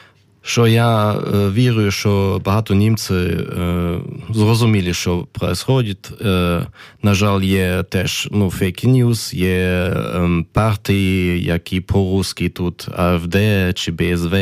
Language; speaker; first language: Ukrainian; non-native, learner; German